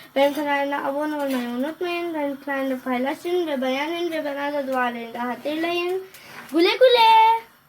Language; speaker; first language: Turkish; non-native, learner; Urdu